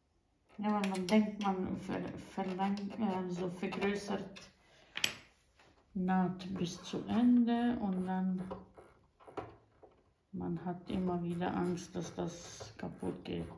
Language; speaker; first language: German; non-native, fluent; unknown